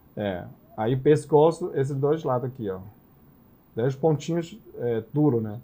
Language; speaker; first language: Portuguese; non-native, fluent; Chinese